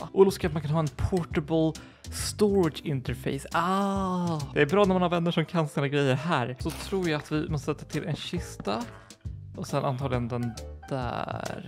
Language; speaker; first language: Swedish; native; Swedish